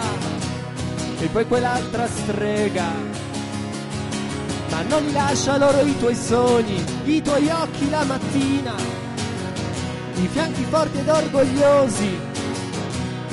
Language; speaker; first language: Italian; native; Italian